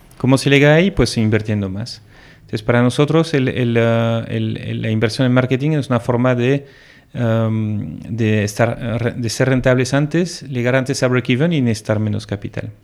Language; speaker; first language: Spanish; non-native, fluent; French